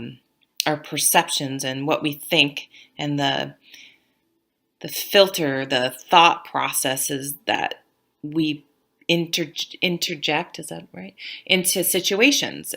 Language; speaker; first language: English; native; English